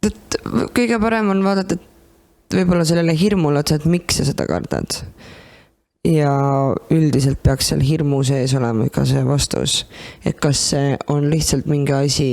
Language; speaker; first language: Estonian; native; Estonian